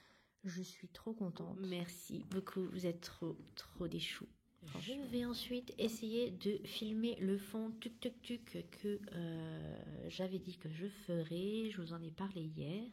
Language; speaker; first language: French; native; French